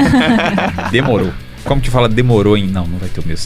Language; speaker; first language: Portuguese; native; Portuguese